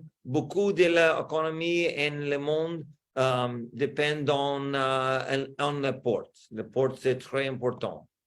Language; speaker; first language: French; non-native, learner; English